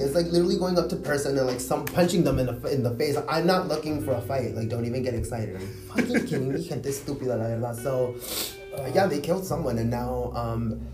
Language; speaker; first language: English; early bilingual, other home language; Spanish